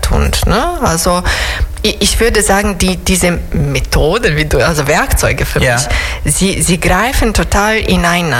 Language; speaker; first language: German; non-native, fluent; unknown